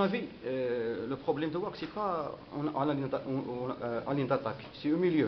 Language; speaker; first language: French; non-native, local second language; Arabic